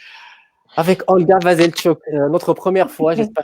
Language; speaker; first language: French; native; French